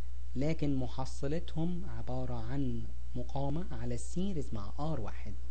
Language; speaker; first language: Arabic; native; Arabic